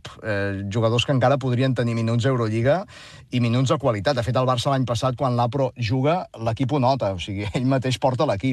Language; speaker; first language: Catalan; native; Catalan